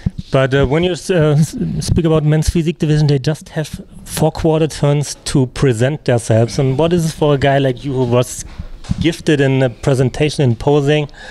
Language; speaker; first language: English; non-native, fluent; German